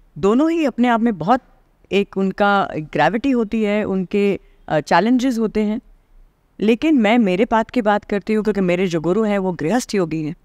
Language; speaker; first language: Hindi; native; Hindi